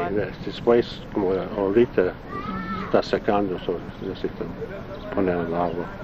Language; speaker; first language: Spanish; non-native, learner; Italian